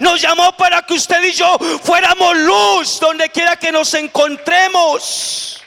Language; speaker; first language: Spanish; native; Spanish